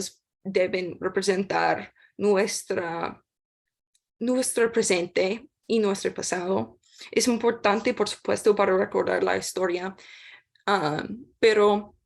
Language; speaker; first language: Spanish; non-native, learner; English